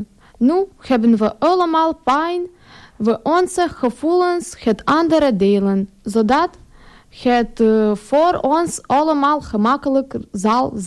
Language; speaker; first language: Dutch; non-native, learner; Ukrainian